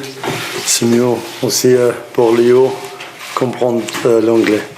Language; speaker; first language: French; non-native, learner; Arabic